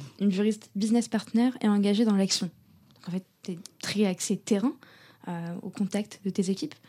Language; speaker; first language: French; native; French